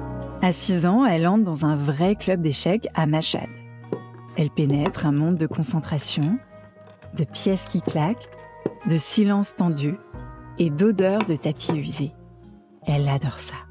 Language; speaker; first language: French; native; French